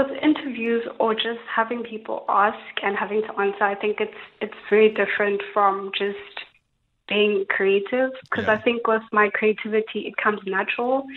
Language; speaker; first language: English; non-native, local second language; Xhosa